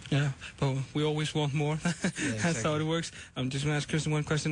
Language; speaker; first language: English; non-native, fluent; Icelandic